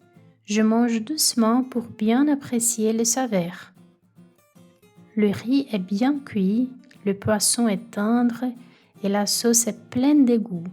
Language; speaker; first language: French; non-native, fluent; Portuguese